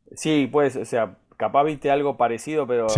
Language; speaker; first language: Spanish; native; Spanish